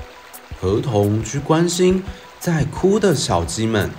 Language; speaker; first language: Chinese; native; Chinese